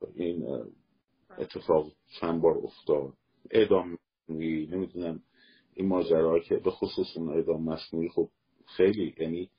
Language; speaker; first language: Persian; native; Persian